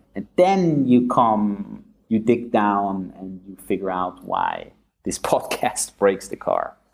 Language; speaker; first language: English; non-native, fluent; German